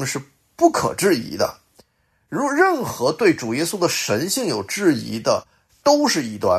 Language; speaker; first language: Chinese; native; Chinese